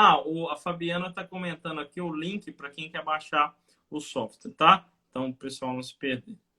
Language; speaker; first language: Portuguese; native; Portuguese